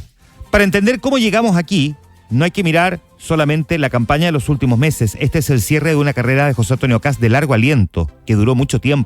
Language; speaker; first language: Spanish; native; Spanish